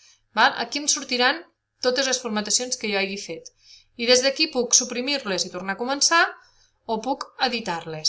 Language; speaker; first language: Catalan; native; Catalan